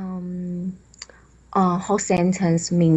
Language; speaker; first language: English; non-native, learner; Chinese